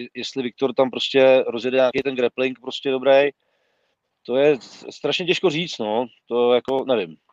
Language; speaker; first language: Czech; native; Czech